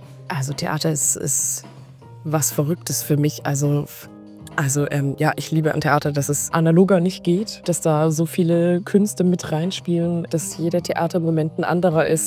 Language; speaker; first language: German; native; German